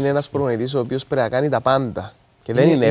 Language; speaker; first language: Greek; native; Greek